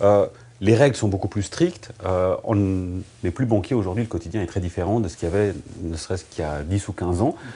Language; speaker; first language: French; native; French